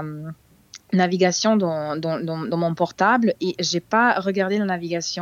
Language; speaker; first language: French; non-native, fluent; Serbian